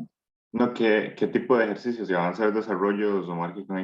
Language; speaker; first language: Spanish; native; Spanish